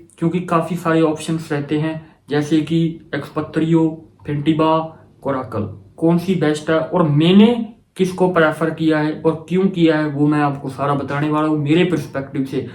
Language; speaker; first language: Hindi; non-native, local second language; Punjabi